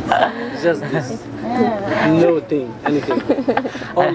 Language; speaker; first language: English; non-native, learner; Arabic